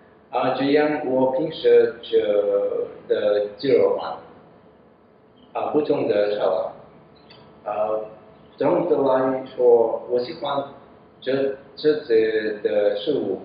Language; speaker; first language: Chinese; non-native, learner; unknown